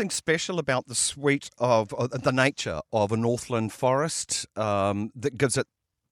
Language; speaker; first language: English; native; English